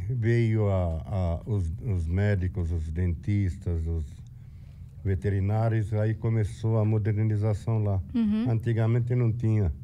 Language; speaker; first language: Portuguese; non-native, fluent; Arabic